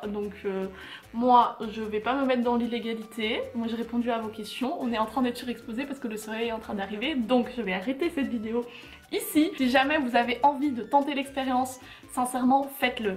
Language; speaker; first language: French; native; French